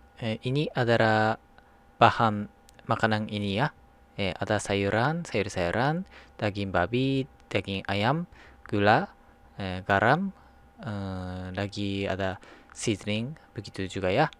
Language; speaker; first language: Indonesian; non-native, learner; Japanese